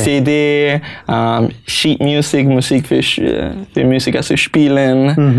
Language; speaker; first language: German; non-native, learner; Spanish